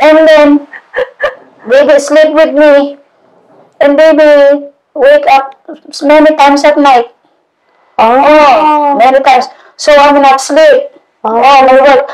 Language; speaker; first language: English; non-native, learner; Indonesian